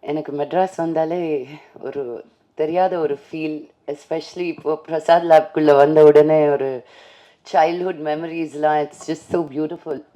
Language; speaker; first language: Tamil; non-native, local second language; Telugu